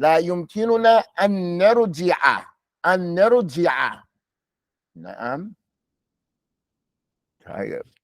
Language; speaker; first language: Arabic; non-native, fluent; English